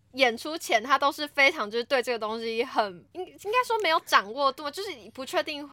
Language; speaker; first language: Chinese; native; Chinese